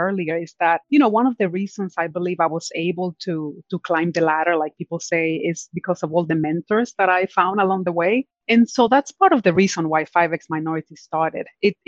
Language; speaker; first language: English; non-native, fluent; Spanish